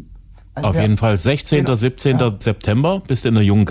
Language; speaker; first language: German; native; German